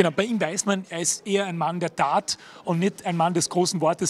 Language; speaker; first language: German; native; German